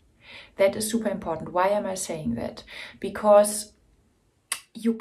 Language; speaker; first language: English; non-native, fluent; German